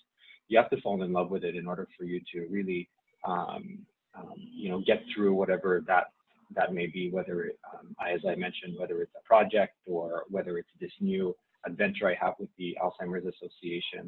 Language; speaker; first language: English; non-native, fluent; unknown